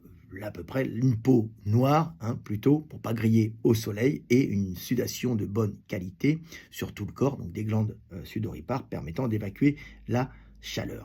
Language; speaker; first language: French; native; French